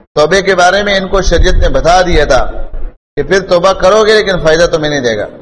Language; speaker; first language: Urdu; non-native, local second language; Pashto